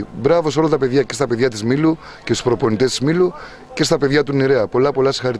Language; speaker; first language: Greek; native; Greek